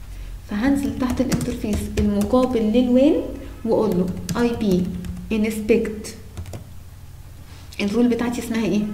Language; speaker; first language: Arabic; native; Arabic